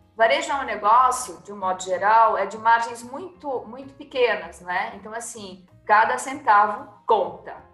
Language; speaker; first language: Portuguese; native; Portuguese